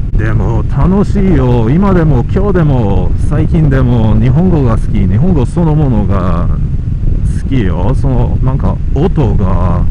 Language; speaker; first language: Japanese; non-native, fluent; English